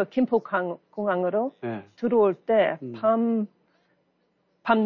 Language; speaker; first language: Korean; non-native, learner; English